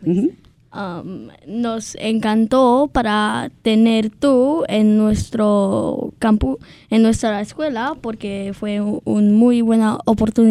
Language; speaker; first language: Spanish; non-native, learner; English